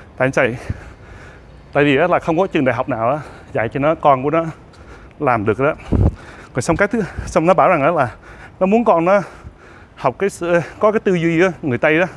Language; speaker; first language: Vietnamese; early bilingual, heritage; Vietnamese